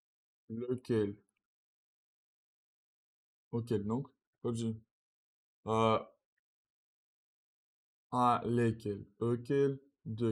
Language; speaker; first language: French; non-native, learner; Russian